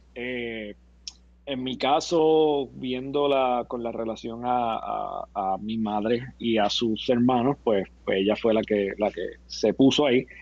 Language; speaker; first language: Spanish; native; Spanish